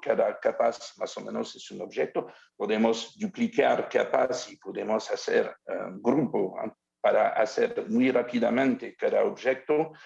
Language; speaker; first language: Spanish; non-native, learner; French